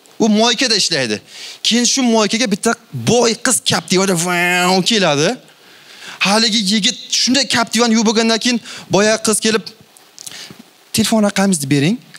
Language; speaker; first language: Uzbek; native; Uzbek